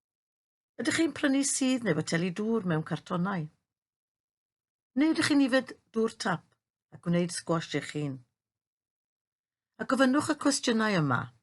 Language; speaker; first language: Welsh; native; Welsh